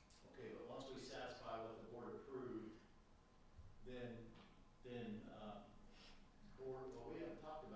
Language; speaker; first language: English; native; English